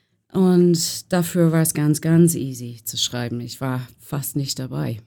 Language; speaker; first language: German; non-native, fluent; English